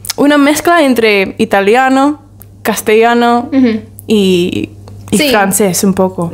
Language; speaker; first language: Spanish; non-native, fluent; English